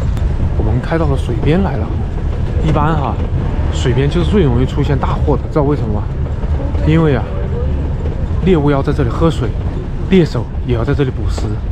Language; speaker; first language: Chinese; native; Chinese